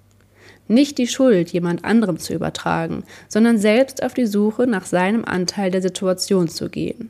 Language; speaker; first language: German; native; German